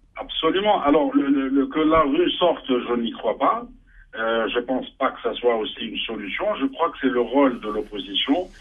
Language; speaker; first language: French; non-native, local second language; Arabic